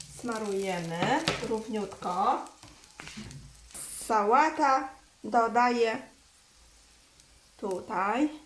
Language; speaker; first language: Polish; non-native, learner; Chinese